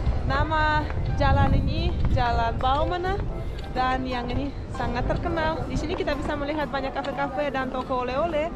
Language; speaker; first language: Indonesian; non-native, fluent; Russian